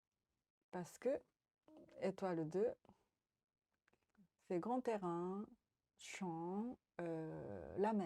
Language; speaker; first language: French; non-native, fluent; Japanese